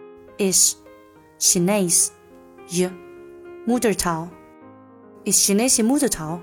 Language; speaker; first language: Dutch; non-native, learner; Chinese